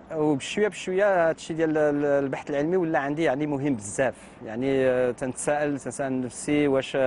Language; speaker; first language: Arabic; native; Arabic